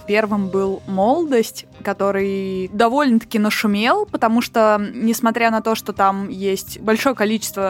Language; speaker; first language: Russian; native; Russian